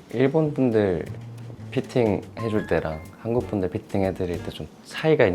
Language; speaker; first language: Korean; native; Korean